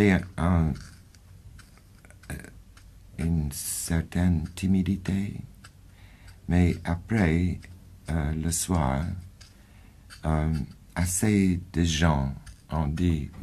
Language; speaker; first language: French; non-native, fluent; English